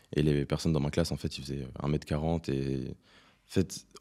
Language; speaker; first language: French; native; French